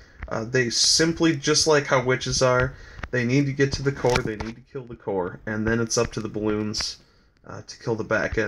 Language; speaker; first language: English; native; English